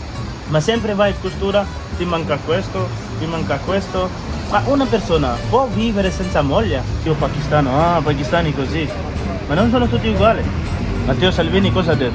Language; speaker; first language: Italian; non-native, learner; Urdu